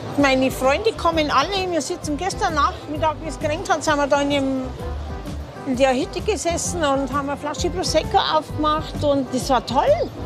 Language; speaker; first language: German; native; German